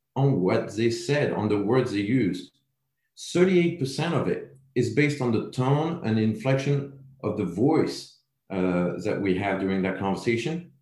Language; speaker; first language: English; non-native, fluent; French